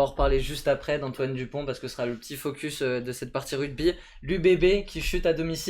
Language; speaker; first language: French; native; French